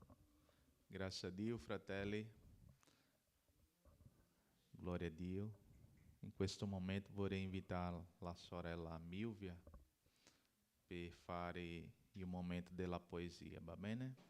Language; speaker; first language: Italian; non-native, learner; Portuguese